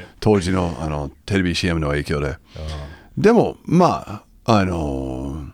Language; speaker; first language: Japanese; non-native, fluent; English